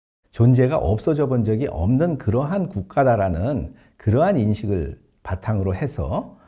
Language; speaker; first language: Korean; native; Korean